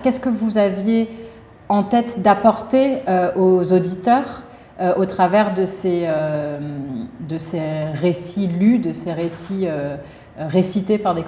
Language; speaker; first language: French; native; French